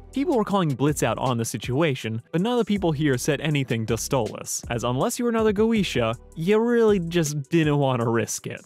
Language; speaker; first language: English; native; English